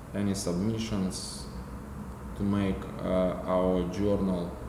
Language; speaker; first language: English; non-native, fluent; Russian